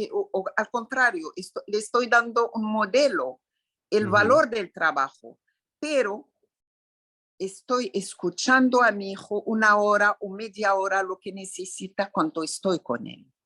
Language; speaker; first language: Spanish; non-native, fluent; Arabic